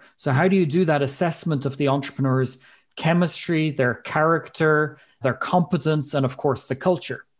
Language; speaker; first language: English; native; English